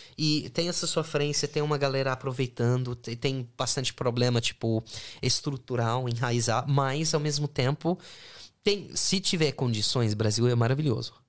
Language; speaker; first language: Portuguese; non-native, fluent; English